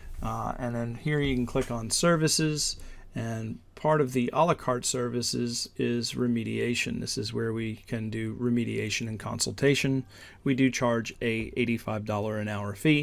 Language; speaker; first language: English; native; English